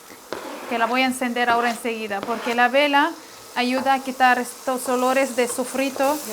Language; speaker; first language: Spanish; non-native, fluent; Arabic